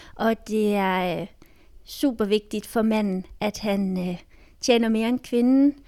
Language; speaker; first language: Danish; native; Danish